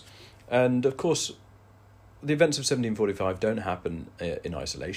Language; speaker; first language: English; native; English